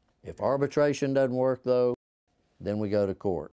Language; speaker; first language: English; native; English